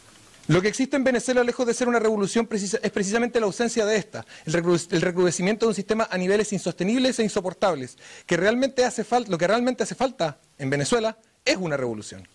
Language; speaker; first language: Spanish; native; Spanish